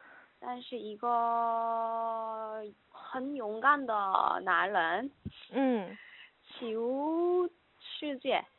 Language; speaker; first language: Chinese; non-native, learner; Korean